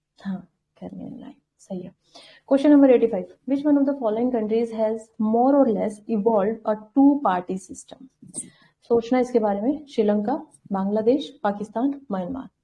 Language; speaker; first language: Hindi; native; Hindi